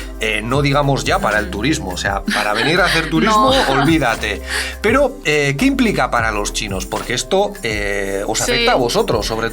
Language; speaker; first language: Spanish; native; Spanish